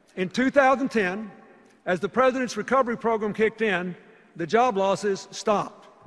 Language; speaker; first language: English; native; English